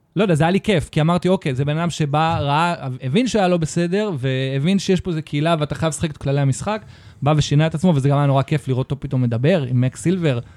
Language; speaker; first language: Hebrew; native; Hebrew